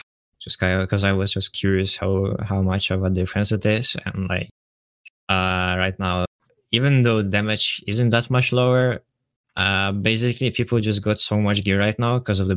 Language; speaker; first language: English; non-native, fluent; Polish